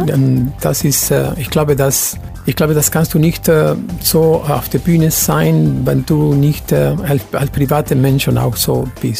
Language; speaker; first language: German; non-native, fluent; Spanish